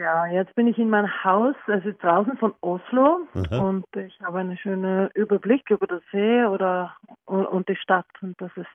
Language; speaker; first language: German; non-native, learner; Norwegian